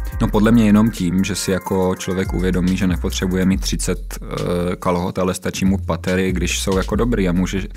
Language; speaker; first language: Czech; native; Czech